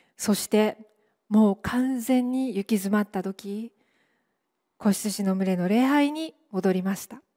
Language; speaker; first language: Japanese; native; Japanese